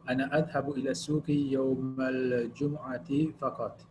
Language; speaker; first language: Arabic; non-native, learner; English